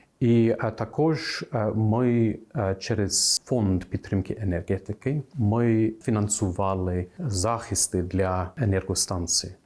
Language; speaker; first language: Ukrainian; non-native, fluent; English